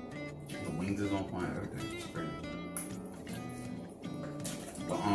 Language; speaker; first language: English; native; English